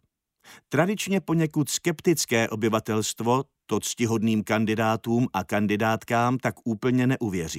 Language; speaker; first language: Czech; native; Czech